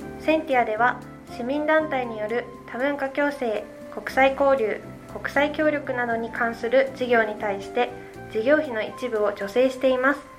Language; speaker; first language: Japanese; native; Japanese